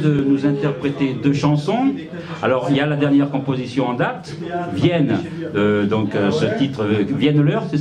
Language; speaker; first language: French; native; French